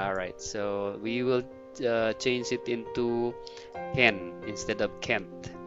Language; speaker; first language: English; non-native, fluent; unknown